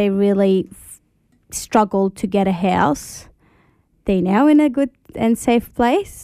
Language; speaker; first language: English; early bilingual, other home language; Arabic